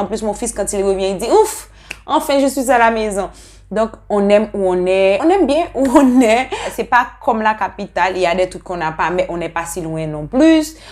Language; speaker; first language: French; non-native, local second language; Haitian Creole